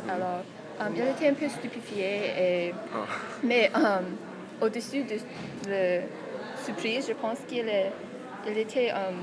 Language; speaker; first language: French; non-native, fluent; English